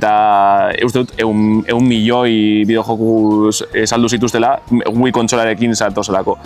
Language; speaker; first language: Basque; non-native, local second language; Spanish